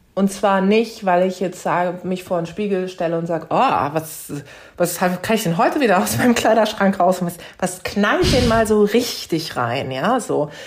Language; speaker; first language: German; early bilingual, other home language; Turkish